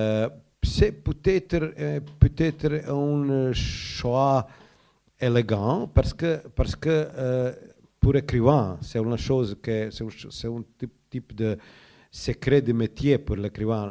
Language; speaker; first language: French; non-native, learner; Croatian